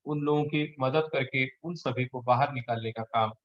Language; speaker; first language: Hindi; non-native, local second language; Marathi